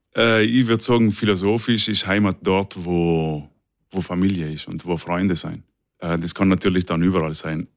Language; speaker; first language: German; non-native, local second language; Ladin